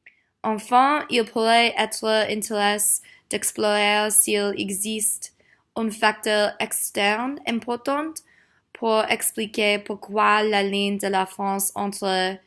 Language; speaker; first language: French; non-native, learner; English